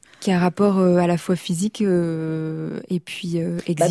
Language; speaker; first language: French; native; French